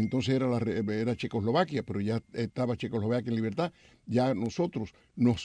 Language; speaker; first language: Spanish; native; Spanish